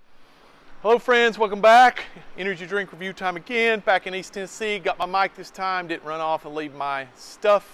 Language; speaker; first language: English; native; English